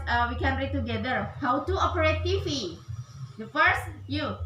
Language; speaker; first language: English; non-native, learner; Indonesian